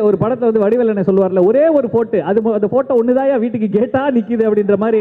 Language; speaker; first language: Tamil; native; Tamil